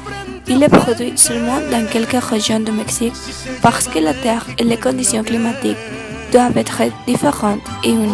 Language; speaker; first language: French; non-native, learner; Spanish